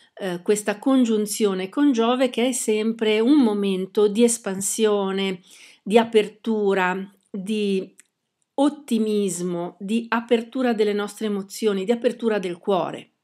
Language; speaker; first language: Italian; native; Italian